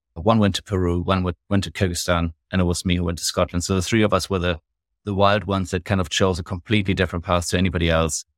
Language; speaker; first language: English; non-native, fluent; German